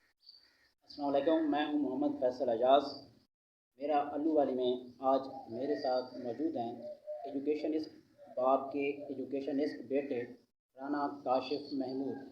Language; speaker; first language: Urdu; non-native, local second language; Punjabi